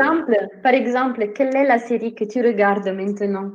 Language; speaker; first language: French; non-native, fluent; Italian